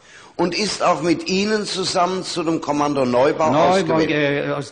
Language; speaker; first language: German; native; German